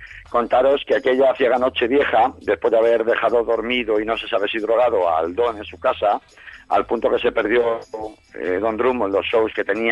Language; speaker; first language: Spanish; native; Spanish